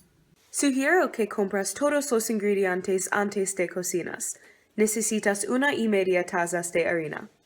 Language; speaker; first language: Spanish; non-native, learner; English